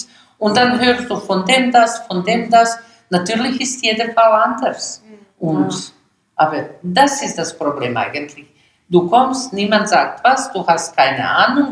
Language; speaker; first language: German; non-native, fluent; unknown